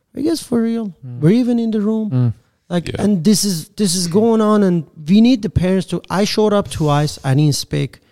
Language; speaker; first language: English; non-native, fluent; Persian